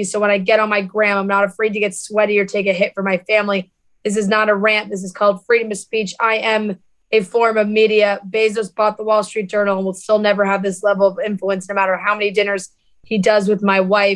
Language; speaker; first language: English; native; English